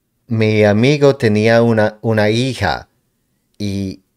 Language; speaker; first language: Spanish; non-native, learner; English